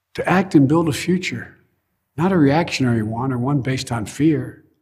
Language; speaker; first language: English; native; English